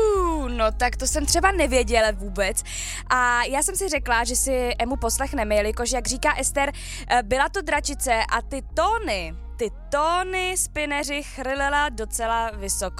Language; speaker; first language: Czech; native; Czech